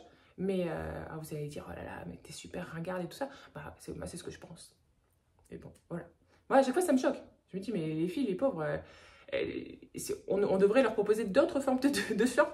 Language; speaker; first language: French; native; French